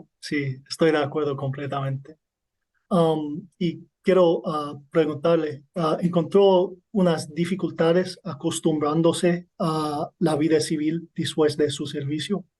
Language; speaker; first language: Spanish; non-native, learner; English